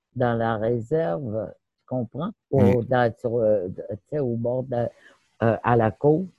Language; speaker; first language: French; native; French